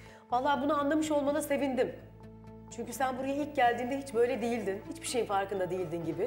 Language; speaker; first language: Turkish; native; Turkish